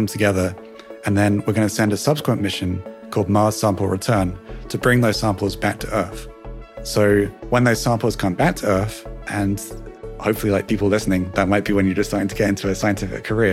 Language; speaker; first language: English; native; English